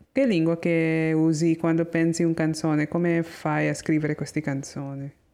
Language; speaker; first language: Italian; non-native, learner; Filipino